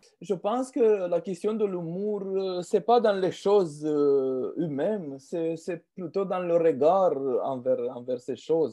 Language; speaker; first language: French; non-native, fluent; Romanian